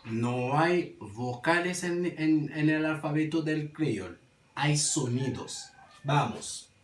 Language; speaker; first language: Spanish; non-native, learner; Haitian Creole